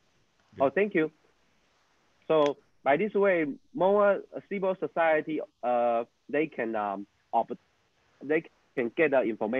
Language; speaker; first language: English; non-native, fluent; Chinese